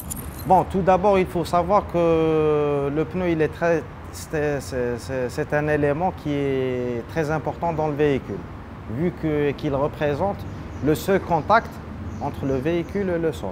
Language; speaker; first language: French; non-native, local second language; Arabic